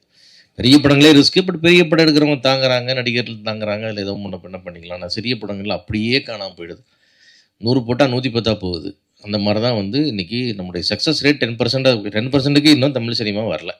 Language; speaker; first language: Tamil; native; Tamil